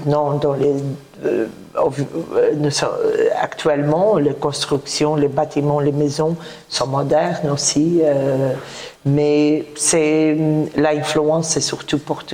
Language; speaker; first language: French; non-native, fluent; Portuguese